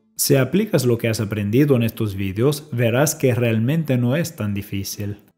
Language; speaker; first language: Spanish; non-native, fluent; English